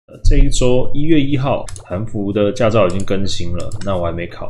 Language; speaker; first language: Chinese; native; Chinese